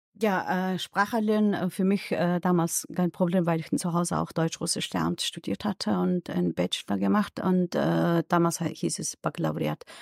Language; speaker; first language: German; non-native, fluent; Mongolian